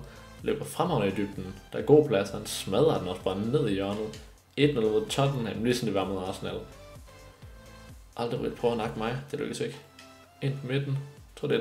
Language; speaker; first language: Danish; native; Danish